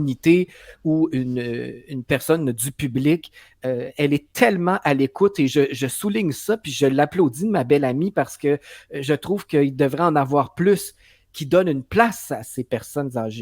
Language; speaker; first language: French; native; French